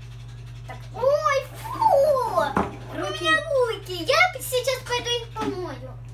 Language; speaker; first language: Russian; early bilingual, heritage; Russian